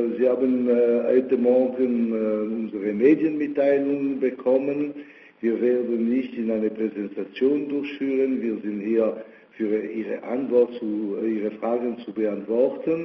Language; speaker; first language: German; non-native, fluent; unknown